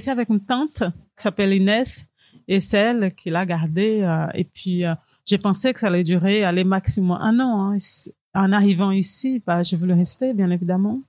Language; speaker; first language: French; non-native, fluent; Portuguese